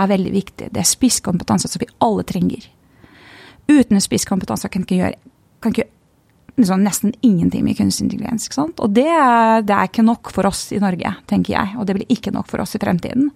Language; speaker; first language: Norwegian; non-native, fluent; Lithuanian